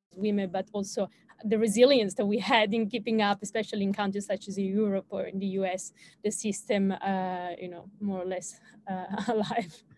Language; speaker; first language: English; non-native, fluent; Italian